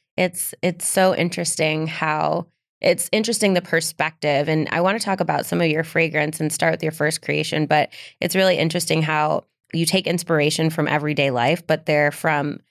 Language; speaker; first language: English; native; English